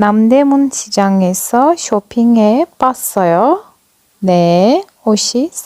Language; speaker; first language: Korean; non-native, fluent; Turkish